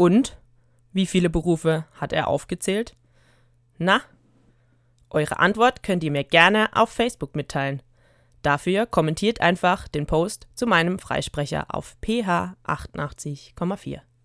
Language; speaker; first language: German; native; German